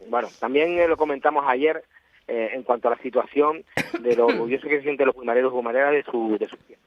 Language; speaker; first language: Spanish; native; Spanish